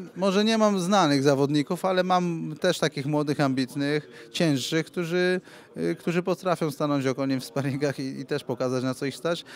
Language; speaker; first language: Polish; native; Polish